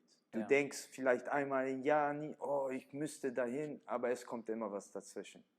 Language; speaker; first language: German; early bilingual, other home language; Italian